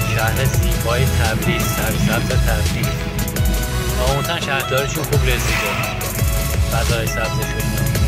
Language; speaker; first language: Persian; non-native, local second language; Azerbaijani